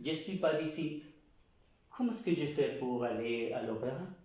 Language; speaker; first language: French; non-native, fluent; Spanish